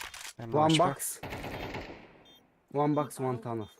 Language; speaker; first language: English; non-native, learner; Turkish